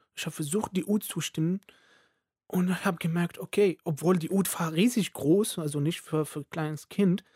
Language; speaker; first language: German; non-native, fluent; Arabic